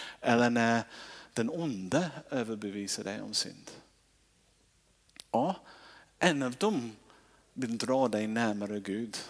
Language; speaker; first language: Swedish; non-native, fluent; English